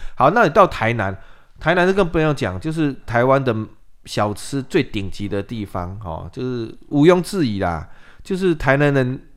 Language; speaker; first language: Chinese; non-native, local second language; Min Nan Chinese